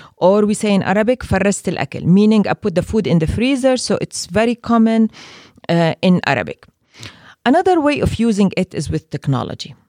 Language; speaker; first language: English; non-native, fluent; Arabic